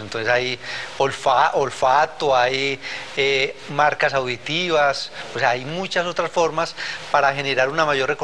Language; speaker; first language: Spanish; native; Spanish